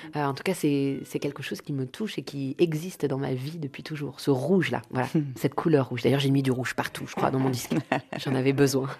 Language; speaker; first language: French; native; French